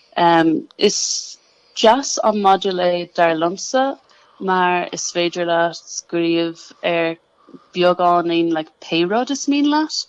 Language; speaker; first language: Irish; non-native, local second language; English